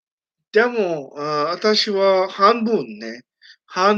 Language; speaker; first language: Japanese; non-native, learner; English